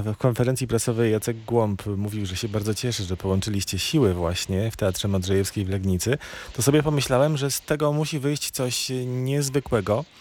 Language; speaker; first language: Polish; native; Polish